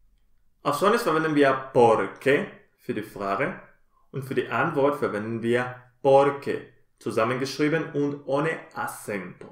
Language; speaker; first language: German; non-native, fluent; Spanish